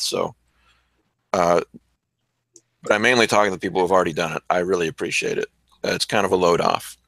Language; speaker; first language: English; native; English